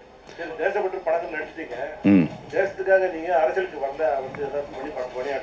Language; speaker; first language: Tamil; native; Tamil